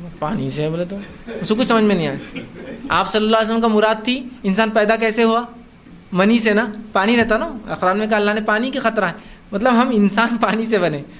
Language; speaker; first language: Urdu; native; Urdu